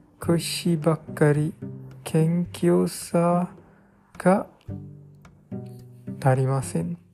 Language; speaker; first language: Japanese; non-native, learner; English